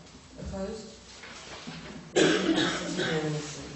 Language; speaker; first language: English; native; English